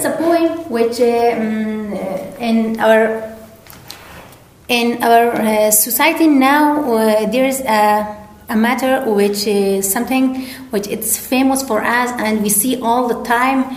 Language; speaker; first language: English; non-native, learner; Persian